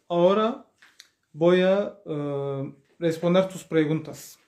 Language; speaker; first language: Spanish; non-native, learner; Turkish